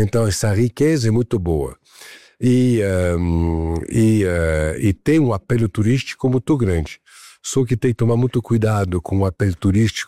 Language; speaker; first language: Portuguese; non-native, fluent; French